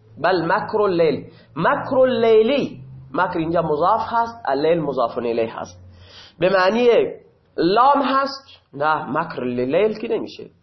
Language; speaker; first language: Persian; non-native, local second language; Baluchi